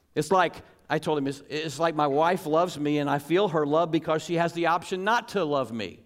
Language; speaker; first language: English; native; English